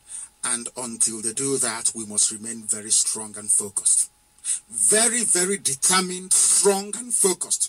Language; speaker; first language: English; non-native, local second language; Igbo